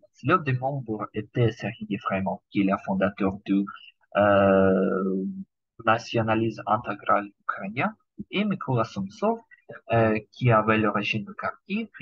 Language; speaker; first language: French; non-native, learner; Ukrainian